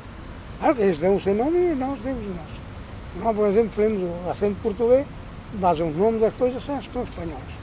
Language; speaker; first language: Portuguese; non-native, local second language; Spanish